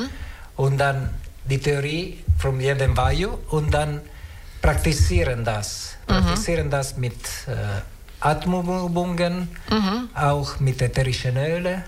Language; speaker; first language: German; non-native, learner; Italian